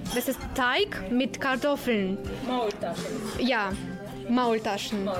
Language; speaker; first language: German; non-native, learner; Ukrainian